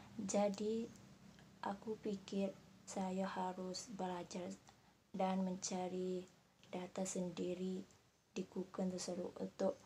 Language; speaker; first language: Indonesian; non-native, learner; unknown